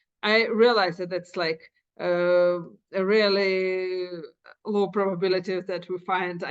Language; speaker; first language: English; non-native, fluent; Ukrainian